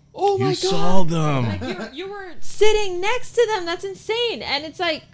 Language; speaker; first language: English; non-native, fluent; Spanish